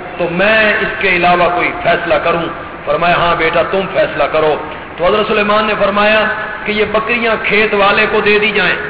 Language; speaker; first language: Urdu; non-native, local second language; Punjabi